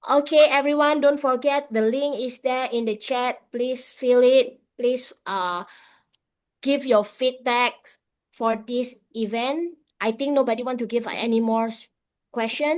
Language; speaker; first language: English; non-native, fluent; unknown